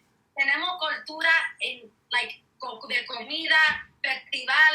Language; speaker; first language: Spanish; early bilingual, heritage; Spanish